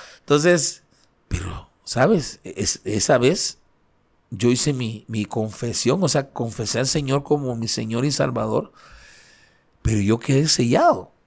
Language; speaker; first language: Spanish; native; Spanish